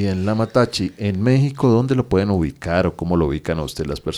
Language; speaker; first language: Spanish; native; Spanish